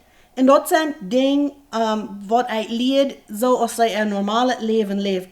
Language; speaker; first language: German; non-native, learner; Plautdietsch